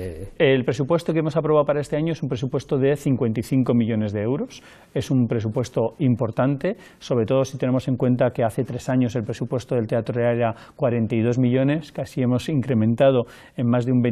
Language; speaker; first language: Spanish; native; Spanish